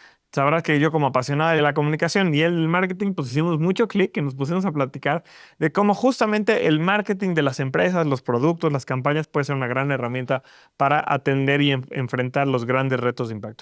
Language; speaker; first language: Spanish; native; Spanish